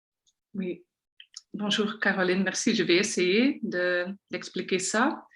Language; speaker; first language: French; non-native, local second language; Dutch